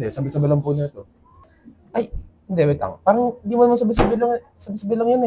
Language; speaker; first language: Filipino; native; Filipino